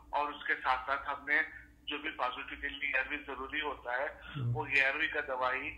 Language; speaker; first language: Hindi; non-native, local second language; Urdu